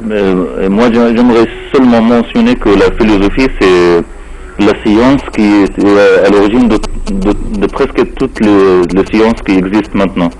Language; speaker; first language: French; non-native, fluent; Arabic